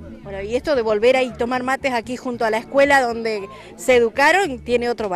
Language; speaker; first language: Spanish; native; Spanish